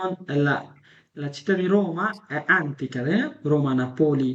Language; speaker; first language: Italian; non-native, fluent; Bangla